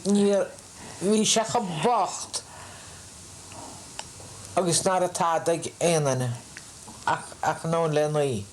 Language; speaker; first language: Irish; native; Irish